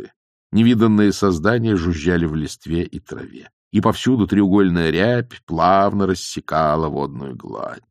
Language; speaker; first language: Russian; native; Russian